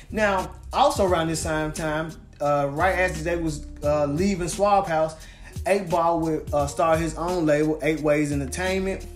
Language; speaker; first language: English; native; English